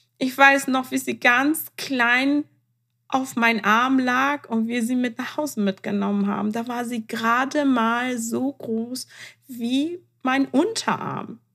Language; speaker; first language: German; non-native, fluent; Persian